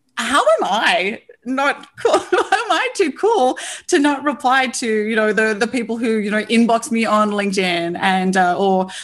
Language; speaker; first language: English; native; English